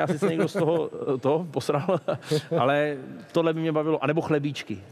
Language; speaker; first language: Czech; native; Czech